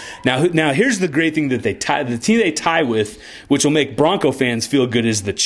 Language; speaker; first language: English; native; English